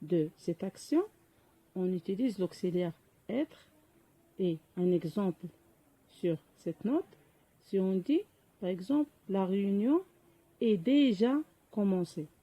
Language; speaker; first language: French; non-native, local second language; Arabic